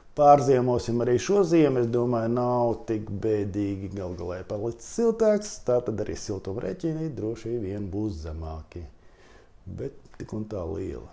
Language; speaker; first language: Latvian; non-native, local second language; Russian